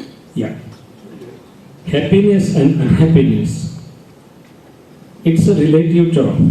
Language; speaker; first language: English; non-native, local second language; Gujarati